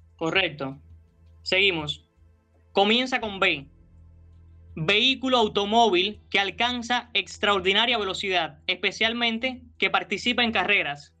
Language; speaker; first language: Spanish; native; Spanish